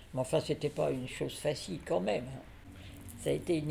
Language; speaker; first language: French; native; French